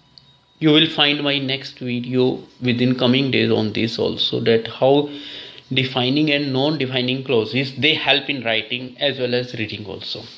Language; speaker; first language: English; non-native, local second language; Hindi